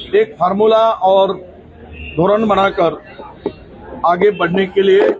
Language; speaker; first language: Hindi; non-native, local second language; Marathi